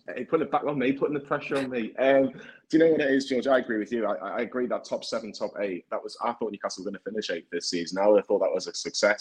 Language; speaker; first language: English; native; English